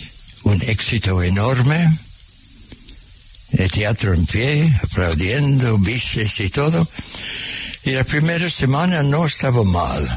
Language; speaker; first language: Spanish; non-native, fluent; English